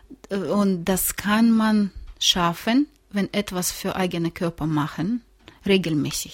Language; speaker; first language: German; non-native, learner; Russian